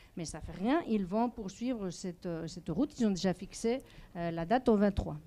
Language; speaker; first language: French; non-native, fluent; Spanish